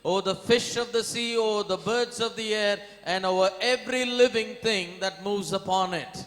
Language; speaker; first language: English; non-native, local second language; Kannada